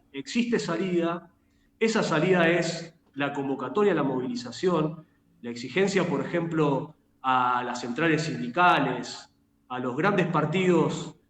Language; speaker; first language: Spanish; native; Spanish